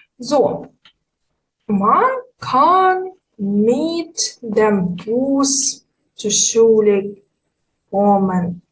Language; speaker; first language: German; non-native, fluent; Ukrainian